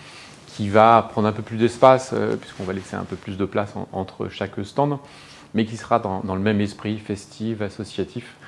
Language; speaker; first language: French; native; French